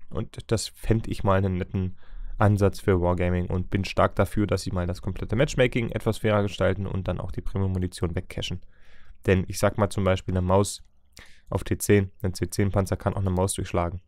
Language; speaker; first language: German; native; German